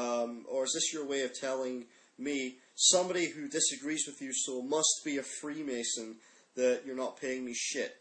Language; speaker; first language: English; native; English